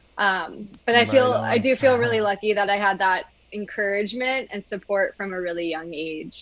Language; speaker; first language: English; native; English